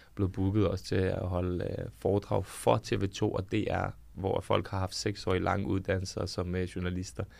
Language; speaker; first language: Danish; early bilingual, other home language; Serbian